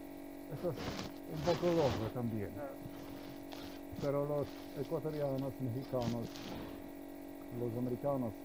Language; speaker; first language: Spanish; non-native, learner; Slovenian